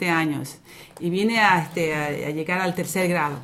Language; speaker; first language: Spanish; early bilingual, other home language; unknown